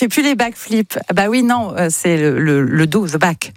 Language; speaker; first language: French; native; French